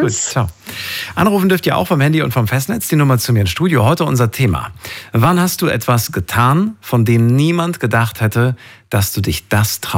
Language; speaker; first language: German; native; German